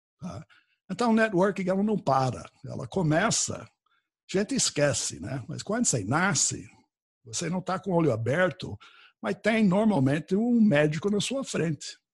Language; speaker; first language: Portuguese; non-native, fluent; English